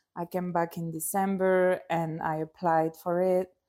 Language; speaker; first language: English; non-native, fluent; French